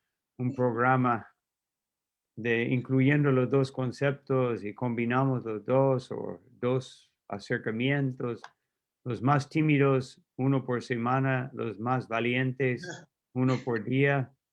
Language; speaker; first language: Spanish; non-native, fluent; English